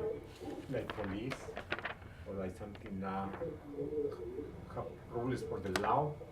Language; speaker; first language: English; non-native, learner; Spanish